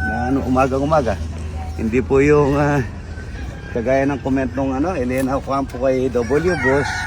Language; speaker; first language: Filipino; native; Filipino